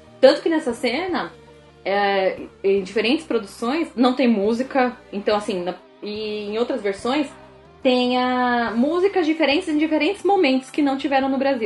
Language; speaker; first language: Portuguese; native; Portuguese